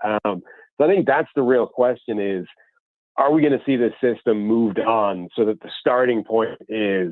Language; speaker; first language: English; native; English